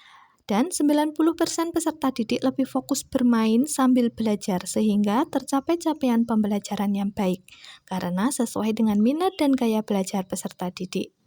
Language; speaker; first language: Indonesian; native; Indonesian